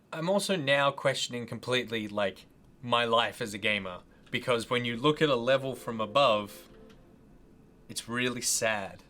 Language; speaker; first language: English; native; English